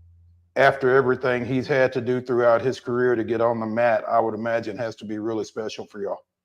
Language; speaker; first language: English; native; English